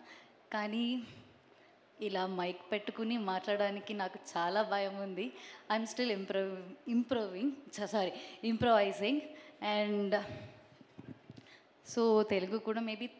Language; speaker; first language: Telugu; non-native, learner; Malayalam